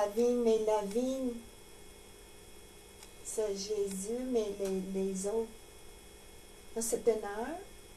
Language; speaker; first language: French; non-native, learner; English